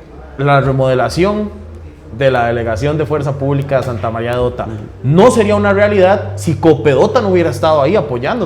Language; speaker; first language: Spanish; native; Spanish